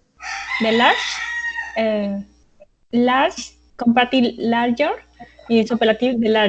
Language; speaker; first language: English; non-native, learner; Spanish